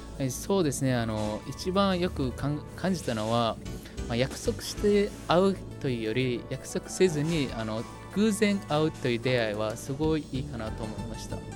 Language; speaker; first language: Japanese; non-native, fluent; Mongolian